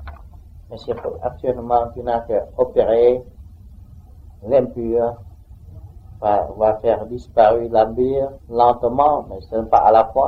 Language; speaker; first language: French; non-native, learner; Vietnamese